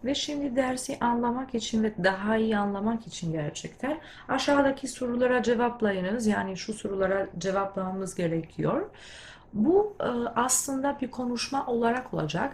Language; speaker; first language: Turkish; non-native, fluent; Albanian